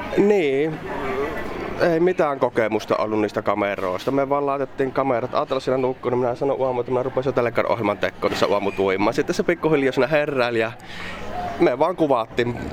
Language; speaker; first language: Finnish; native; Finnish